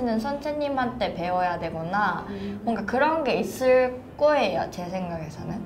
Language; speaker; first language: Korean; non-native, fluent; Japanese